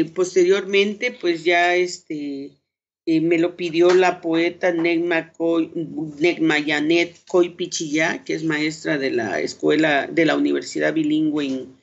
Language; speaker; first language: Spanish; native; Spanish